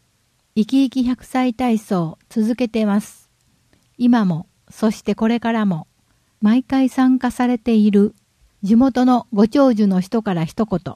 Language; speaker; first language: Japanese; native; Japanese